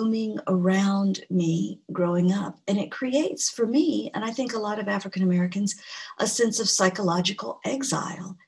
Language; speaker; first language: English; native; English